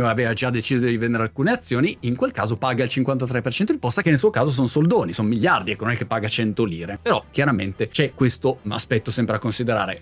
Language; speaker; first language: Italian; native; Italian